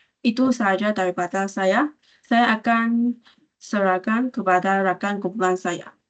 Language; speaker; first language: Malay; non-native, local second language; Chinese